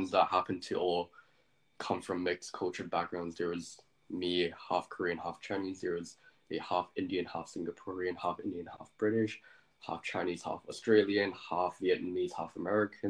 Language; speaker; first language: English; native; English